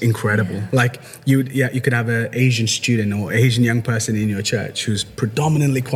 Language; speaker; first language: English; native; English